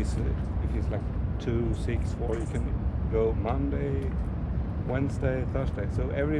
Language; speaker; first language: English; non-native, learner; Swedish